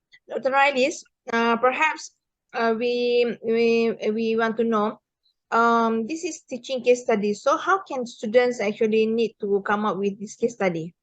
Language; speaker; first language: English; non-native, local second language; Malay